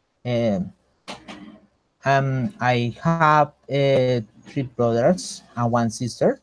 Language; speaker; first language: English; non-native, learner; Spanish